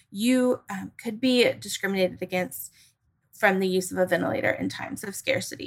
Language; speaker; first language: English; native; English